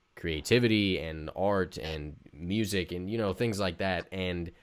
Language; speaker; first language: English; native; English